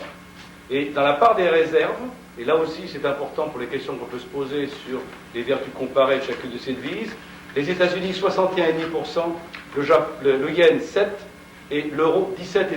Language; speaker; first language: French; native; French